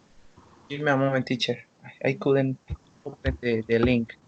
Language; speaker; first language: English; non-native, learner; Spanish